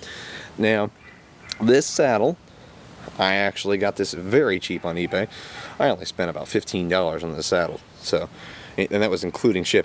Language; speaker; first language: English; native; English